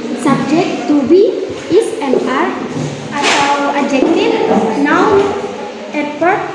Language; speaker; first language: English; non-native, learner; Indonesian